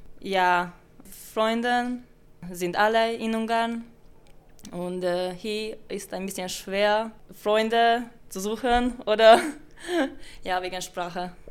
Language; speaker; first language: German; non-native, learner; Hungarian